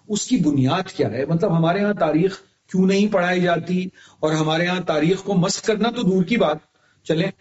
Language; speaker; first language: Urdu; native; Urdu